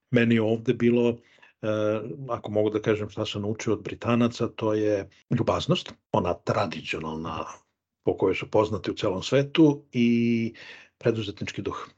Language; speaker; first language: Serbian; native; Serbian